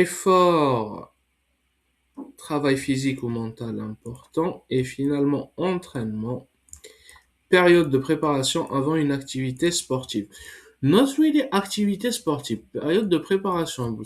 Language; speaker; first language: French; non-native, fluent; English